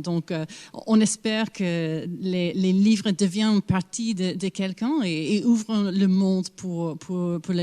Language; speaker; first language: French; non-native, fluent; English